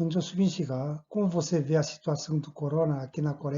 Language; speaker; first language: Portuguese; non-native, fluent; Korean